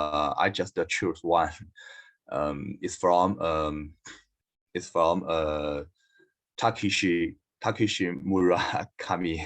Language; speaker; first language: English; non-native, learner; Chinese